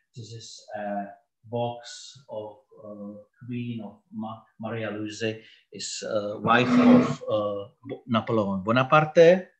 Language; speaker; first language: English; non-native, learner; Czech